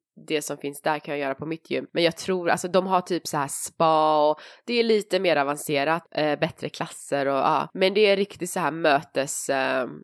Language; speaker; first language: Swedish; native; Swedish